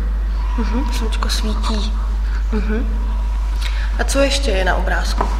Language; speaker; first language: Czech; non-native, fluent; German